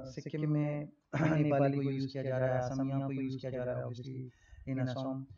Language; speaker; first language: Hindi; non-native, local second language; Rajasthani